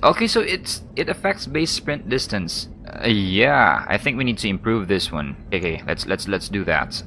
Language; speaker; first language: English; native; English